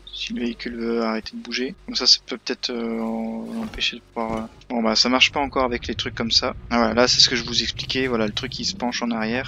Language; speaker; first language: French; native; French